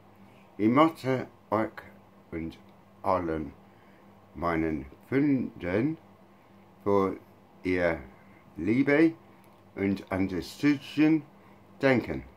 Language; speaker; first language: German; non-native, learner; English